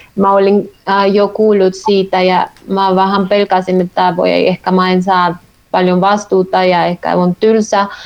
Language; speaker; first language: Finnish; non-native, fluent; Spanish